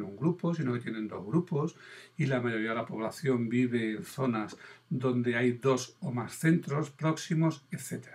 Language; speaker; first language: Spanish; native; Spanish